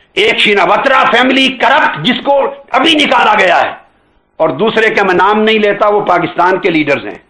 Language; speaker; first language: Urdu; non-native, local second language; Punjabi